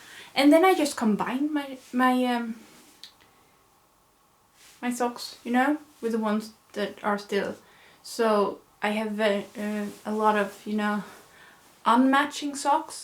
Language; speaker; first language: English; non-native, fluent; Swedish